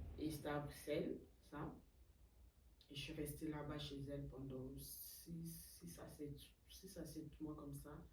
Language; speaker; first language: French; early bilingual, other home language; Lingala